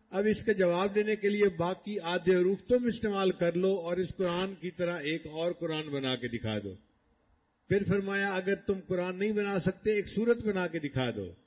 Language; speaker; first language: Urdu; non-native, local second language; Punjabi